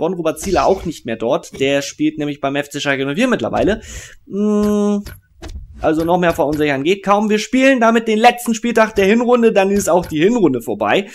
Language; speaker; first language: German; native; German